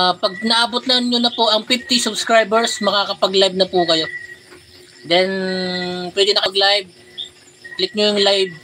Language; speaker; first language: Filipino; non-native, local second language; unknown